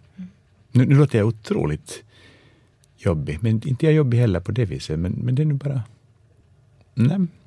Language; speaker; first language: Swedish; native; Swedish